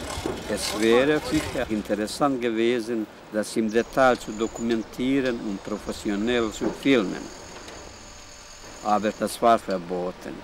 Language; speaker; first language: German; non-native, fluent; Bosnian